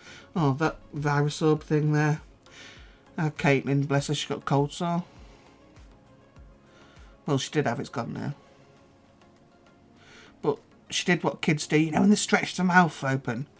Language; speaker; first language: English; native; English